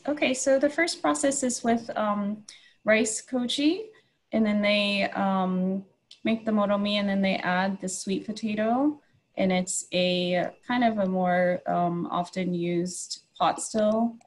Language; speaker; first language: English; non-native, fluent; Japanese